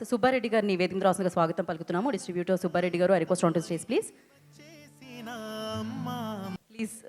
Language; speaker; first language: Telugu; native; Telugu